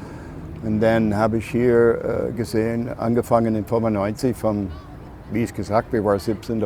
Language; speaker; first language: German; non-native, fluent; English